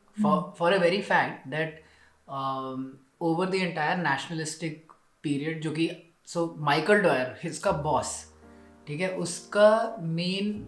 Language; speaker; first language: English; non-native, local second language; Hindi